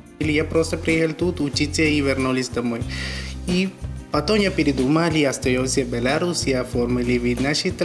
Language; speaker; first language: Russian; non-native, learner; Malayalam